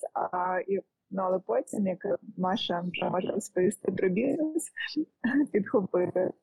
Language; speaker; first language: Ukrainian; native; Ukrainian